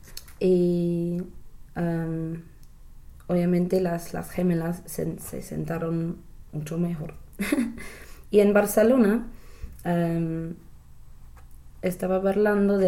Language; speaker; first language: Spanish; non-native, learner; English